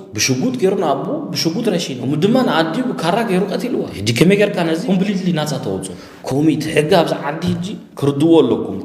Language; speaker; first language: Tigrinya; early bilingual, heritage; Tigrinya